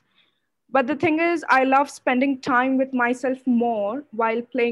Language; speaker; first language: English; non-native, local second language; Odia